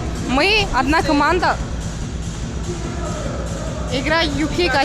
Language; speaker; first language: Russian; non-native, fluent; Mongolian